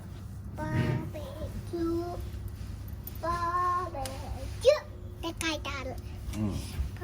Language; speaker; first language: Japanese; early bilingual, heritage; Japanese